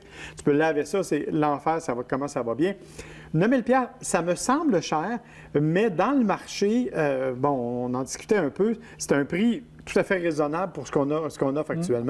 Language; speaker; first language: French; native; French